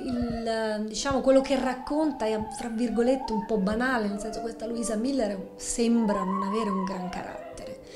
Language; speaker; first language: Italian; native; Italian